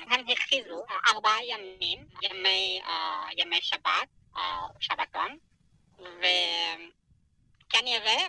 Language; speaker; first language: Hebrew; non-native, fluent; Persian